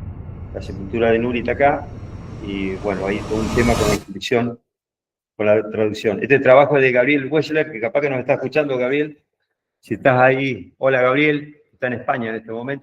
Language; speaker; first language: Spanish; native; Spanish